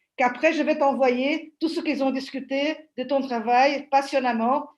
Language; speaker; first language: French; non-native, fluent; Portuguese